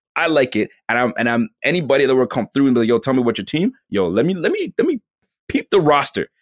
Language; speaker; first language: English; native; English